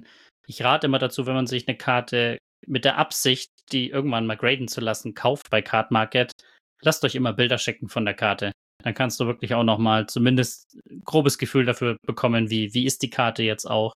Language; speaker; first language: German; native; German